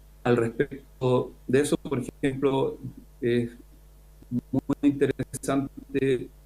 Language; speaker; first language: Spanish; native; Spanish